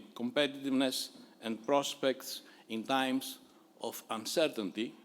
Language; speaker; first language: English; non-native, fluent; Greek